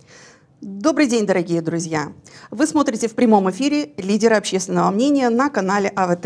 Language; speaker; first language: Russian; native; Russian